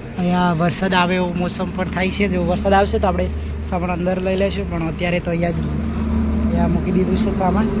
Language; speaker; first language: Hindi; non-native, local second language; Gujarati